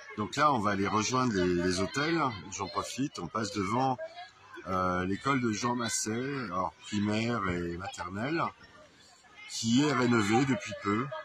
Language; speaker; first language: French; native; French